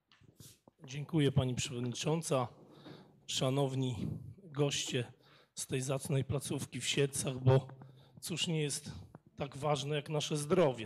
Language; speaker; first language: Polish; native; Polish